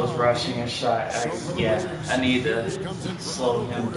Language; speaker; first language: English; native; English